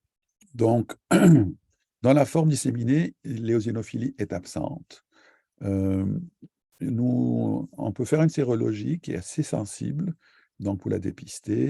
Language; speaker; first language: French; native; French